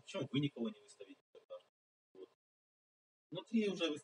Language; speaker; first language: Russian; native; Russian